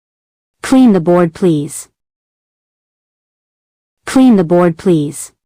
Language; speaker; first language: English; non-native, fluent; Arabic